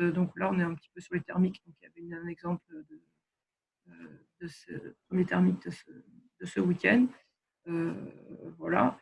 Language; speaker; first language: French; native; French